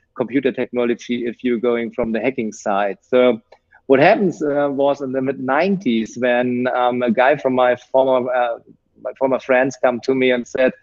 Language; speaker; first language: English; non-native, fluent; German